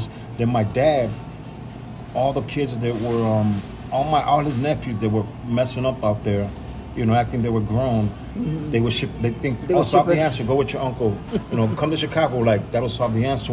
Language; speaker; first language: English; native; English